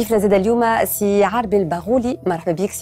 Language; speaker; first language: Arabic; native; Arabic